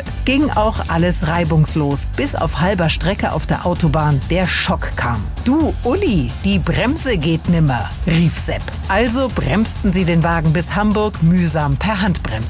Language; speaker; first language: German; native; German